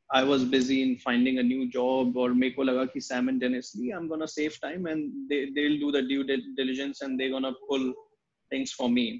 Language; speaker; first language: Hindi; native; Hindi